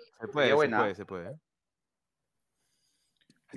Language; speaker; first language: Spanish; native; Spanish